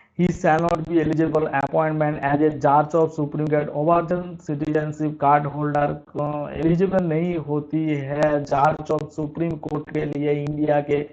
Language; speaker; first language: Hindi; non-native, local second language; Bangla